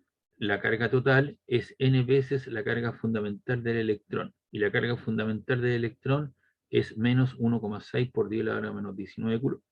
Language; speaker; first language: Spanish; native; Spanish